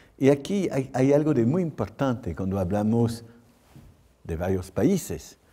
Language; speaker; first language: Spanish; non-native, fluent; French